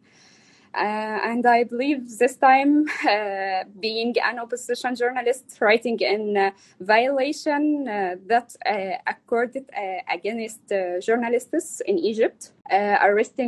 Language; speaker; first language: English; non-native, learner; Arabic